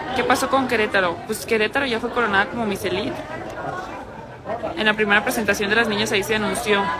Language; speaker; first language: Spanish; native; Spanish